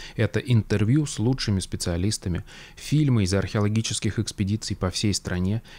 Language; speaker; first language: Russian; native; Russian